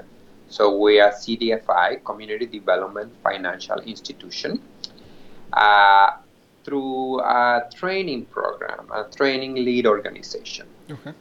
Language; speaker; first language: English; non-native, fluent; Spanish